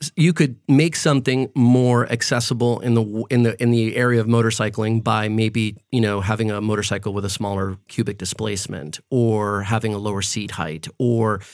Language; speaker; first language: English; early bilingual, other home language; Spanish